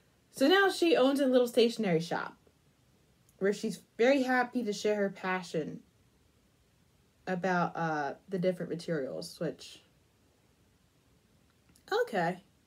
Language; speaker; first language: English; native; English